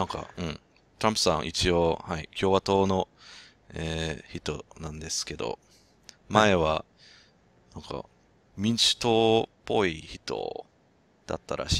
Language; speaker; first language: Japanese; non-native, learner; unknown